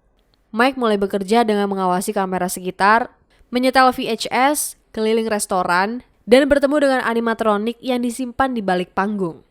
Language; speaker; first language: Indonesian; native; Indonesian